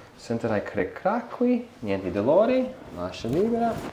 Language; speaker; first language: Italian; non-native, learner; English